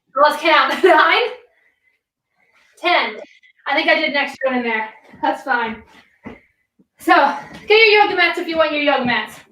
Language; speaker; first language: English; native; English